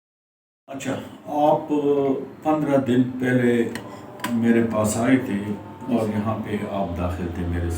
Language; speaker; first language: Urdu; native; Urdu